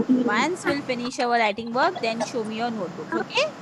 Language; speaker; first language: English; non-native, local second language; Hindi